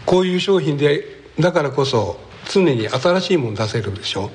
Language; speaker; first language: Japanese; native; Japanese